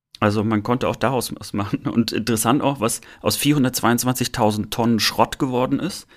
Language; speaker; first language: German; native; German